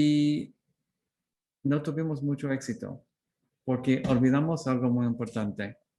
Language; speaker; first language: Spanish; non-native, learner; English